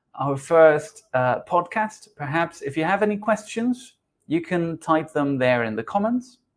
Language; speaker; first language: English; non-native, fluent; Spanish